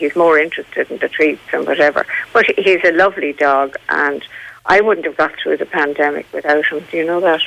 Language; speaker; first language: English; native; English